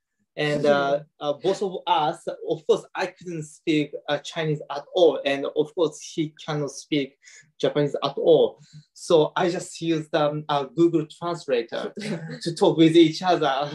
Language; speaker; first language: English; non-native, learner; Japanese